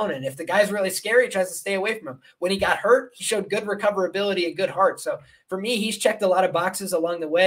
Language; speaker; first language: English; native; English